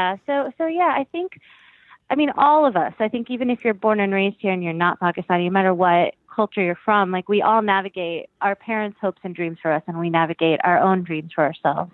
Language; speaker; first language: English; native; English